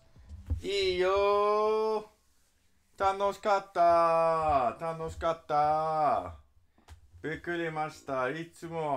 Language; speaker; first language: Japanese; non-native, learner; English